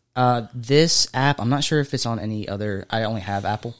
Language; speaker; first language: English; native; English